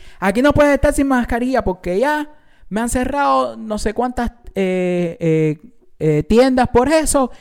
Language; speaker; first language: Spanish; native; Spanish